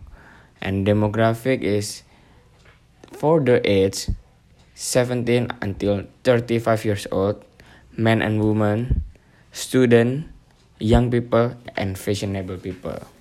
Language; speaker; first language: English; non-native, learner; Indonesian